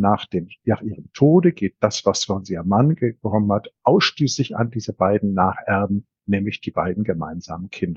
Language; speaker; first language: German; native; German